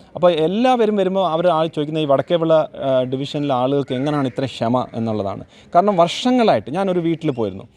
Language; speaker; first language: Malayalam; native; Malayalam